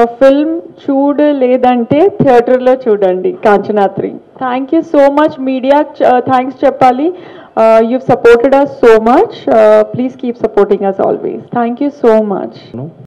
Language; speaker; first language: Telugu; non-native, learner; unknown